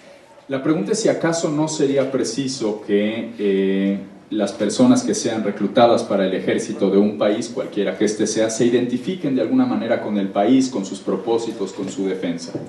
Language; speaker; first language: Spanish; native; Spanish